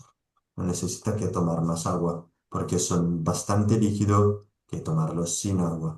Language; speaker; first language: Spanish; non-native, fluent; Italian